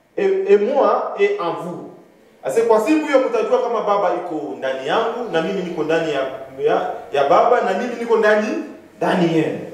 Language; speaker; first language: French; non-native, local second language; Swahili